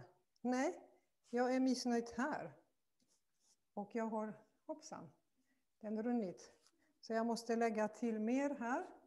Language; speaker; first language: Swedish; non-native, fluent; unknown